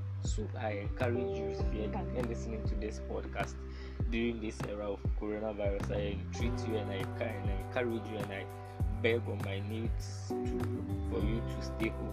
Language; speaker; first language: English; non-native, local second language; Akan